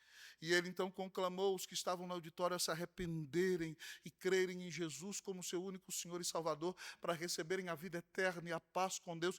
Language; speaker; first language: Portuguese; native; Portuguese